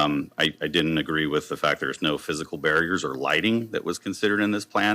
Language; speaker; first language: English; native; English